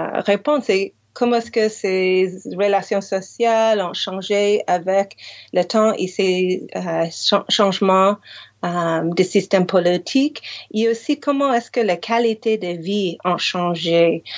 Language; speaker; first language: French; non-native, fluent; English